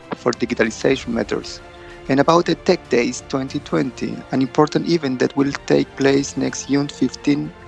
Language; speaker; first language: English; non-native, fluent; Spanish